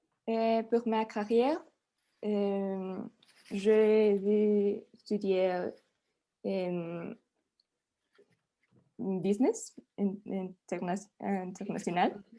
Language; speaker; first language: French; non-native, learner; Spanish